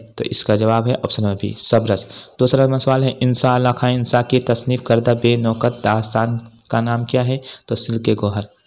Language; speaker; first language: Urdu; native; Urdu